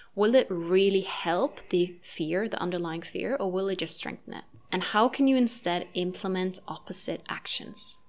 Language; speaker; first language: English; non-native, fluent; Norwegian